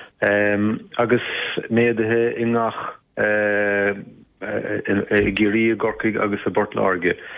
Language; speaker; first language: Irish; native; Irish